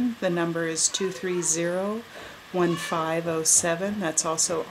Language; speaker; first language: English; native; English